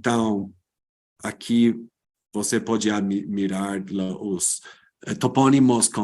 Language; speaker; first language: Portuguese; non-native, fluent; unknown